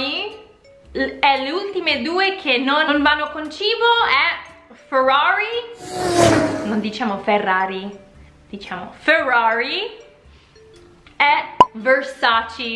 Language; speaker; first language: Italian; non-native, fluent; English